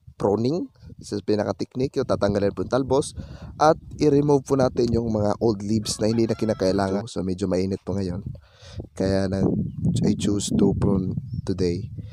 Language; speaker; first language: Filipino; non-native, local second language; Cebuano